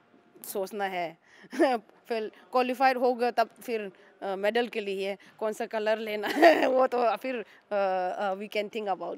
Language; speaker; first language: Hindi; non-native, local second language; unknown